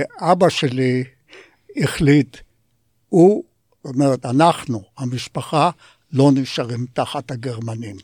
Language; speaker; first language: Hebrew; non-native, fluent; Polish